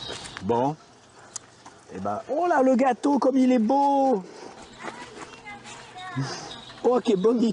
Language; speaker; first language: French; native; French